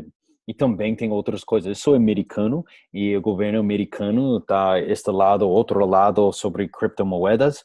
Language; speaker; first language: Portuguese; non-native, learner; English